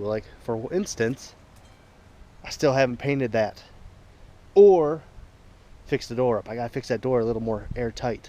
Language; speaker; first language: English; native; English